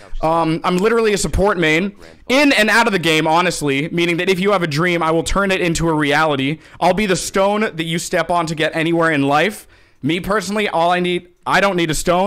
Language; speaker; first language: English; native; English